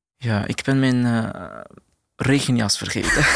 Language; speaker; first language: Dutch; non-native, learner; Arabic